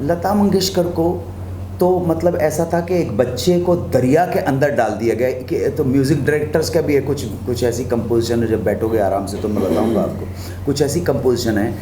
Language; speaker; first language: Hindi; native; Hindi